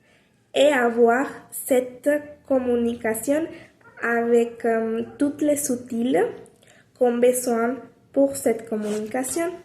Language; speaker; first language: French; non-native, learner; Spanish